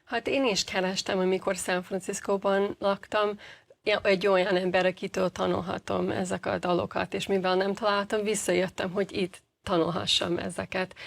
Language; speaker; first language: Hungarian; non-native, fluent; English